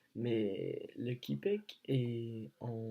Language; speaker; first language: French; non-native, learner; Danish